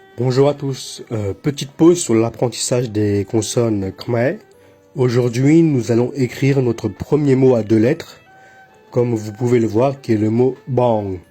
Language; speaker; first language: French; native; French